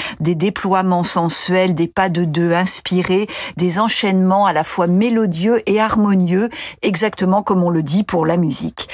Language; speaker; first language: French; native; French